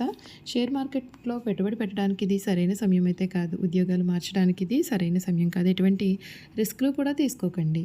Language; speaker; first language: Telugu; native; Telugu